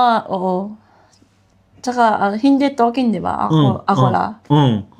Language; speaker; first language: Filipino; non-native, learner; Japanese